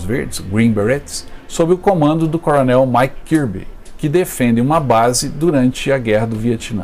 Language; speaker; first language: Portuguese; native; Portuguese